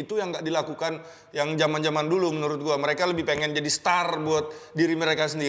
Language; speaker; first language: Indonesian; native; Indonesian